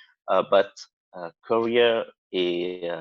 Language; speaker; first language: English; non-native, learner; Vietnamese